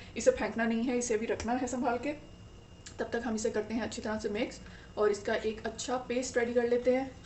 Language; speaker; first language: Urdu; native; Urdu